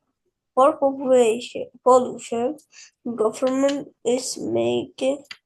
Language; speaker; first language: English; non-native, learner; Indonesian